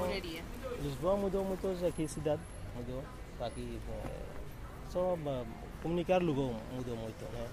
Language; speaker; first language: Portuguese; non-native, learner; Bangla